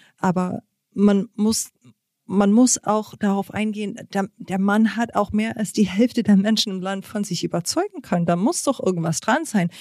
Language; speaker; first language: German; non-native, fluent; English